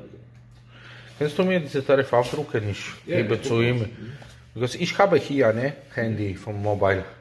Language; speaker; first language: German; non-native, learner; Polish